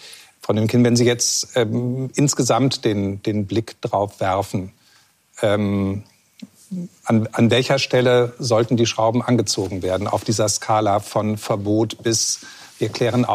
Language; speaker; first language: German; native; German